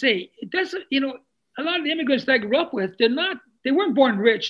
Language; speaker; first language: English; non-native, fluent; Italian